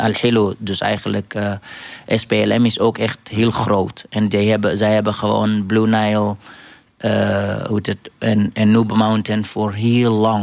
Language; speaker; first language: Dutch; non-native, fluent; Arabic